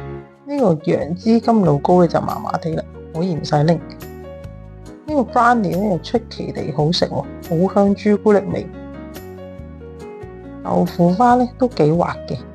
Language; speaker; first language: Chinese; native; Chinese